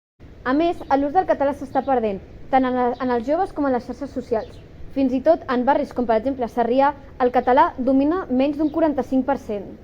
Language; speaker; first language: Catalan; native; Catalan